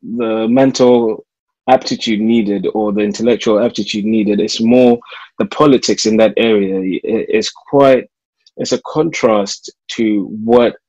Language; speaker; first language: English; native; English